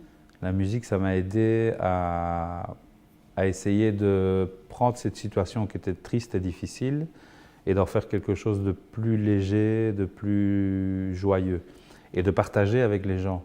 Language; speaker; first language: French; early bilingual, other home language; Spanish